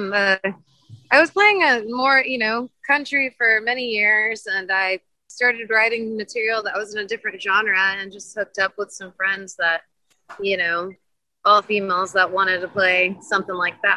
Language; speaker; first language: English; native; English